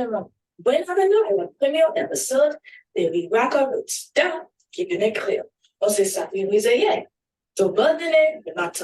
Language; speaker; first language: French; non-native, learner; English